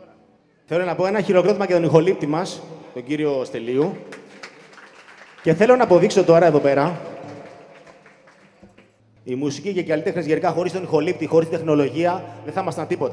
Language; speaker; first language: Greek; native; Greek